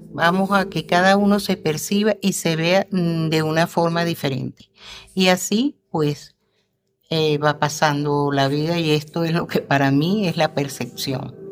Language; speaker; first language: Spanish; native; Spanish